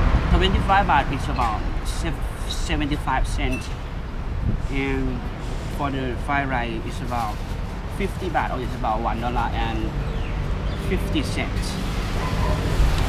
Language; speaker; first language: English; non-native, learner; Thai